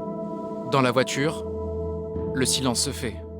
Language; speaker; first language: French; native; French